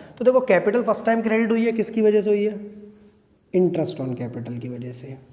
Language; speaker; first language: Hindi; native; Hindi